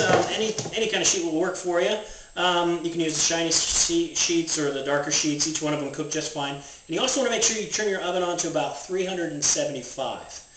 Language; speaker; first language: English; native; English